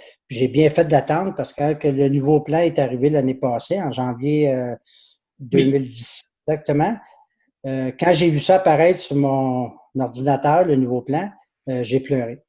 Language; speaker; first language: French; native; French